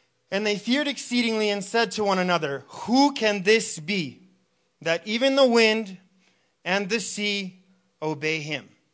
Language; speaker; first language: English; early bilingual, other home language; Russian